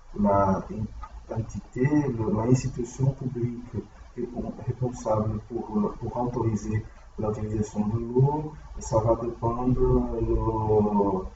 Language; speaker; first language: French; non-native, learner; Portuguese